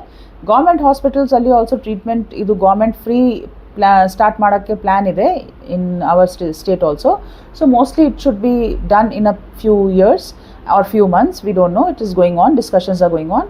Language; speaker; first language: Kannada; non-native, learner; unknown